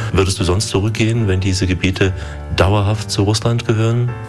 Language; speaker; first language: German; native; German